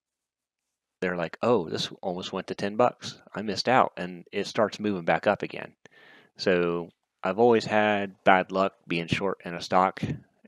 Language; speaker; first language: English; native; English